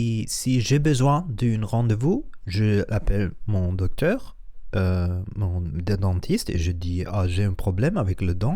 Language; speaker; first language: French; non-native, learner; Spanish